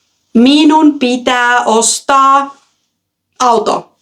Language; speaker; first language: Finnish; non-native, fluent; Russian